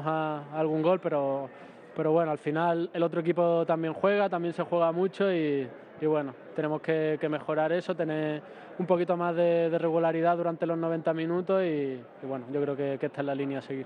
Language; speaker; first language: Spanish; native; Spanish